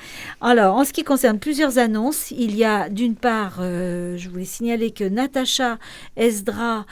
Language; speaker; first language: French; native; French